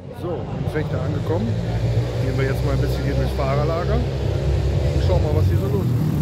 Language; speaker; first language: German; native; German